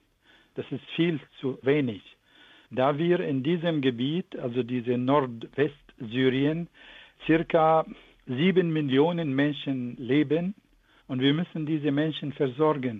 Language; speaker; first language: German; non-native, fluent; Arabic